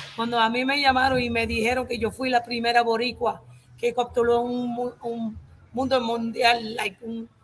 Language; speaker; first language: Spanish; native; Spanish